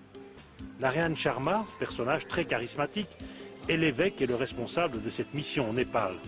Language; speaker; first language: French; native; French